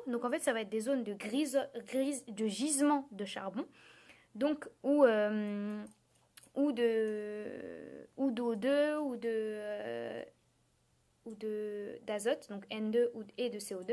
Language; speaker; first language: French; native; French